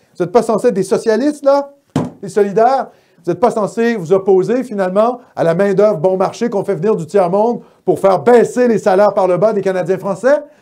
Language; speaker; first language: French; native; French